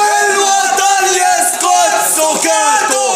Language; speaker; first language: Arabic; native; Arabic